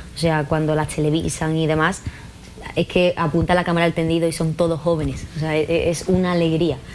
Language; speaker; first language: Spanish; native; Spanish